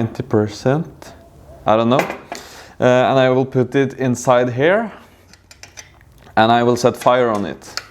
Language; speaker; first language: English; non-native, fluent; Norwegian